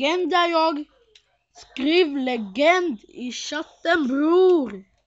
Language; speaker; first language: Swedish; early bilingual, other home language; French